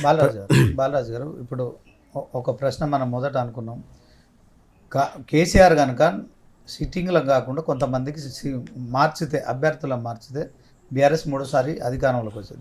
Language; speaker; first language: Telugu; native; Telugu